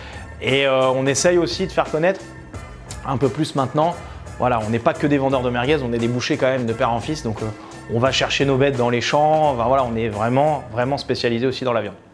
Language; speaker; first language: French; native; French